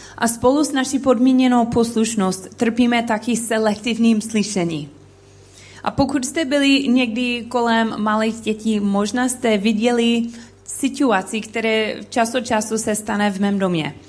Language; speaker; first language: Czech; non-native, learner; English